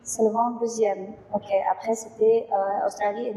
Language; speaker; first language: French; non-native, fluent; Indonesian